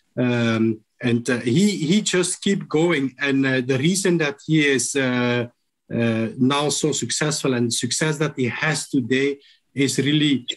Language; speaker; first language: English; non-native, local second language; Dutch